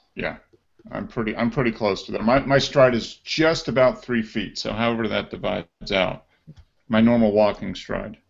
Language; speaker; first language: English; native; English